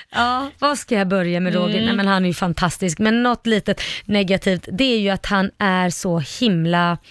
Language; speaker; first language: Swedish; early bilingual, other home language; Arabic